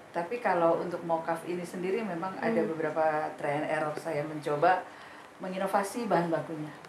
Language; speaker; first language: Indonesian; native; Indonesian